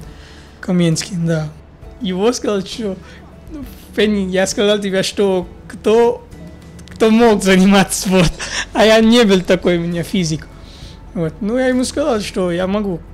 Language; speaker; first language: Russian; non-native, fluent; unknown